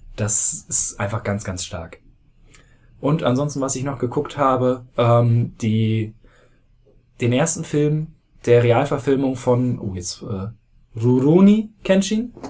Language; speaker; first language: German; native; German